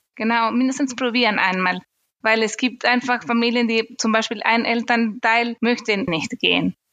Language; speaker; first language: German; non-native, fluent; Spanish